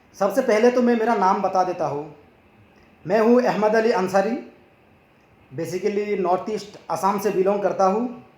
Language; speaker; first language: Hindi; non-native, local second language; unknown